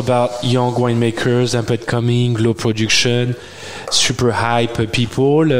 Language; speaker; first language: English; non-native, fluent; French